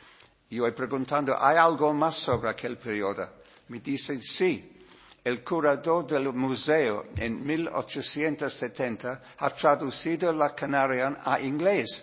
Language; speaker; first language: Spanish; non-native, learner; English